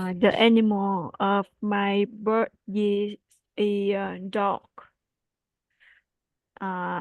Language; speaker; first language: English; non-native, learner; Vietnamese